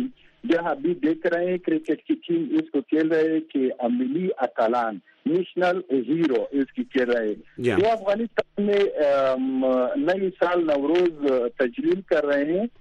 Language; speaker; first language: Hindi; non-native, fluent; Pashto